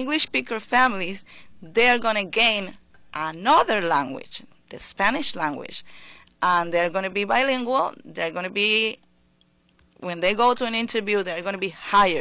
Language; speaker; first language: English; non-native, fluent; Spanish